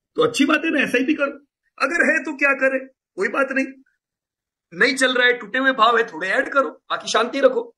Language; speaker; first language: Hindi; non-native, local second language; Gujarati